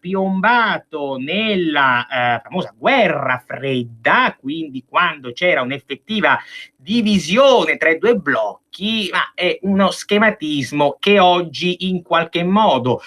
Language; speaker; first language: Italian; native; Italian